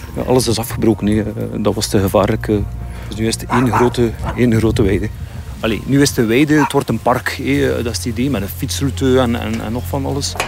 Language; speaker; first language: Dutch; native; Dutch